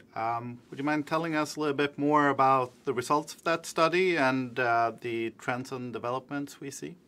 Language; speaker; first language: English; non-native, fluent; Swedish